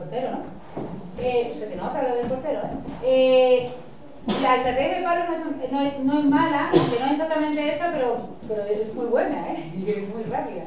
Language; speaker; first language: Spanish; native; Spanish